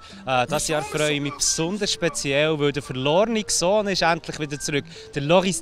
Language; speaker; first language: German; native; German